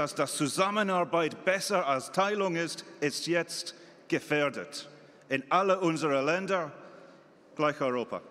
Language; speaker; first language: German; non-native, fluent; English